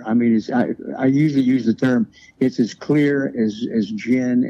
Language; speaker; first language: English; native; English